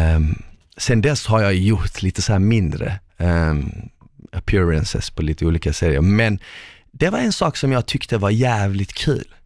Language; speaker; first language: Swedish; early bilingual, other home language; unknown